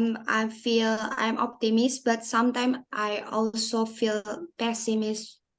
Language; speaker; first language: English; non-native, learner; Indonesian